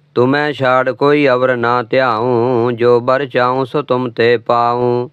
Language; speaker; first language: Hindi; non-native, local second language; Punjabi